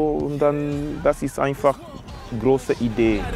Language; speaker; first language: German; non-native, fluent; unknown